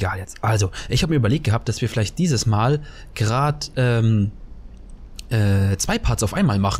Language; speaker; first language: German; native; German